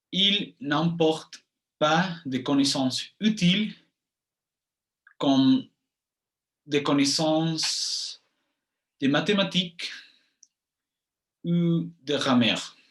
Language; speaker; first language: French; non-native, fluent; Spanish